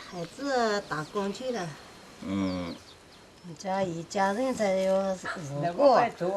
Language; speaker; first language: Chinese; non-native, local second language; Hmong